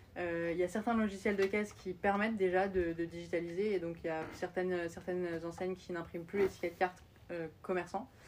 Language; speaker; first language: French; native; French